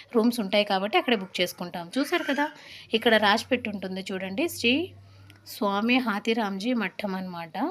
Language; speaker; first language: Telugu; non-native, local second language; Lambadi